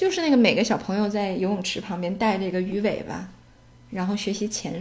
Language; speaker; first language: Chinese; native; Chinese